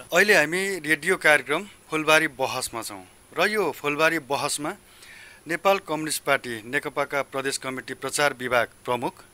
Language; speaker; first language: Nepali; native; Nepali